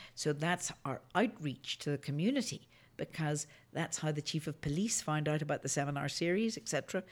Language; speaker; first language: English; native; English